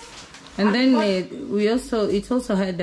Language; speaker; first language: English; non-native, local second language; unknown